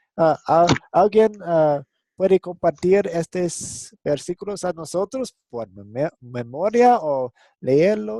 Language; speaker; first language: Spanish; non-native, fluent; English